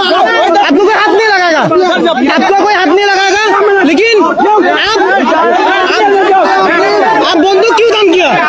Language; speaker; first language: Hindi; non-native, learner; Bangla